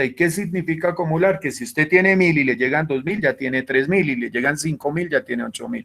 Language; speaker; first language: Spanish; native; Spanish